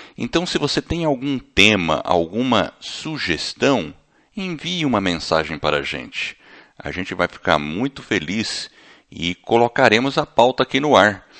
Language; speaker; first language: Portuguese; early bilingual, other home language; English